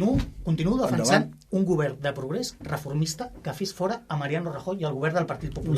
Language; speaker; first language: Catalan; native; Catalan